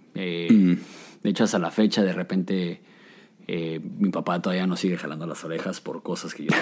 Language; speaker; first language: Spanish; native; Spanish